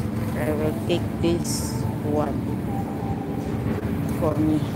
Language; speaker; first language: English; non-native, local second language; Filipino